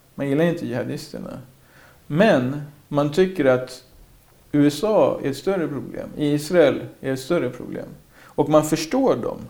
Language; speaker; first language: Swedish; native; Swedish